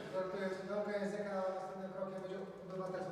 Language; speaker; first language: Polish; native; Polish